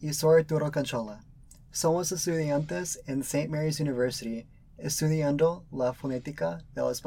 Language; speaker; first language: Spanish; early bilingual, other home language; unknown